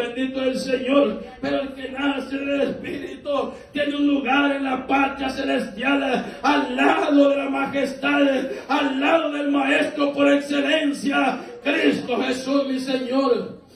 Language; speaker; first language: Spanish; native; Spanish